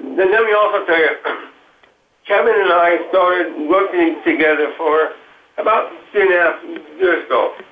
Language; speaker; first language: English; native; English